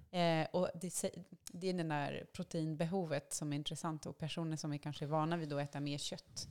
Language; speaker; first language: Swedish; non-native, fluent; French